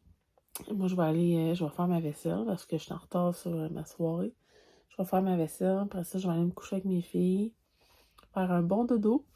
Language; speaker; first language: French; native; French